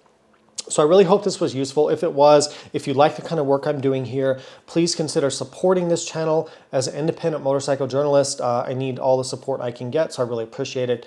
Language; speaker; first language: English; native; English